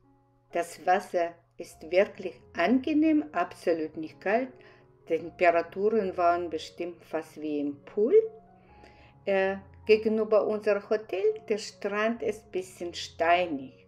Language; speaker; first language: German; non-native, fluent; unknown